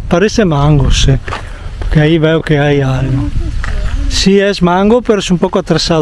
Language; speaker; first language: Spanish; non-native, fluent; Italian